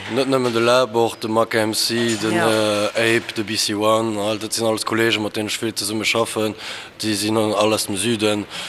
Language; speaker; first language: Luxembourgish; early bilingual, other home language; Portuguese